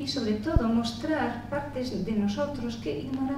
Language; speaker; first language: Spanish; native; Spanish